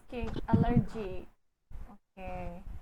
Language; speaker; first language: English; non-native, fluent; Indonesian